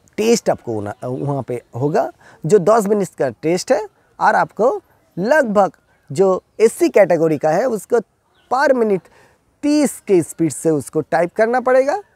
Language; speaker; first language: Hindi; non-native, local second language; Bangla